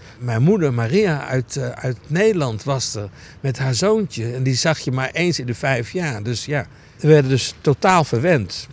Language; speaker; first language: Dutch; early bilingual, other home language; Greek